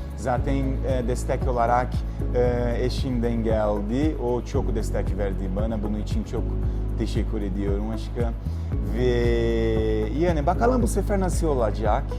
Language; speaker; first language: Turkish; non-native, learner; Portuguese